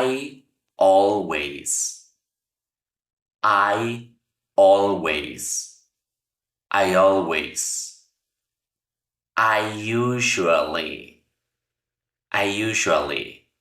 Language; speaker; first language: English; non-native, fluent; Spanish